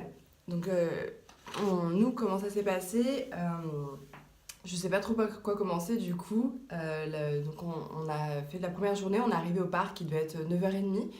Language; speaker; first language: French; native; French